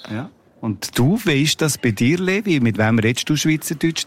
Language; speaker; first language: German; native; German